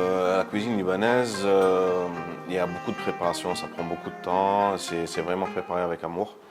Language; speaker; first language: French; non-native, local second language; Arabic